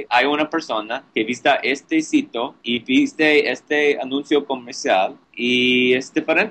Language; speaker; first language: Spanish; non-native, learner; English